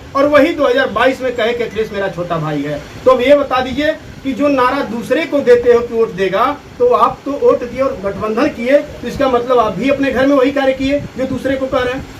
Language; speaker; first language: Hindi; native; Hindi